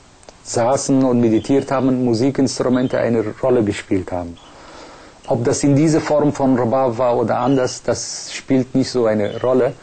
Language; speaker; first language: German; non-native, fluent; Persian